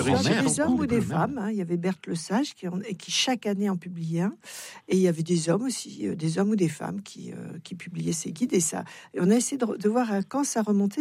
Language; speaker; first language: French; native; French